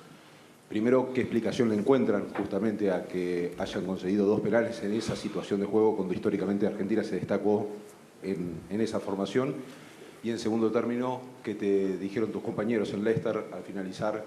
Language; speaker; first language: Spanish; native; Spanish